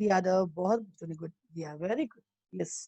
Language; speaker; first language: Hindi; native; Hindi